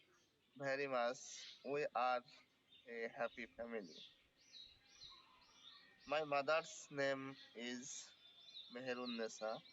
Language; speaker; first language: English; non-native, learner; Bangla